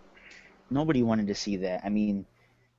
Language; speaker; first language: English; native; English